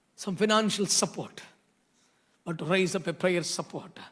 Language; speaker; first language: English; non-native, local second language; Telugu